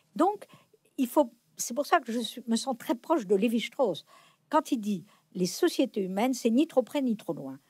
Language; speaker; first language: French; native; French